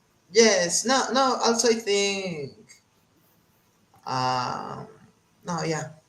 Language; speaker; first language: English; non-native, learner; Spanish